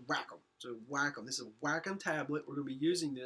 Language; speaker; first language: English; native; English